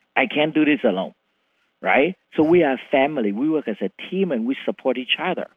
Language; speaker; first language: English; non-native, fluent; Vietnamese